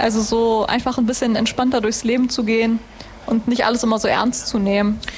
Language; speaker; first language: German; early bilingual, other home language; Greek